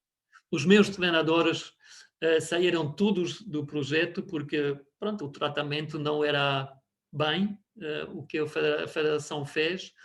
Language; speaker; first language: Portuguese; non-native, fluent; German